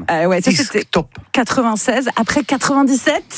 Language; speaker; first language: French; native; French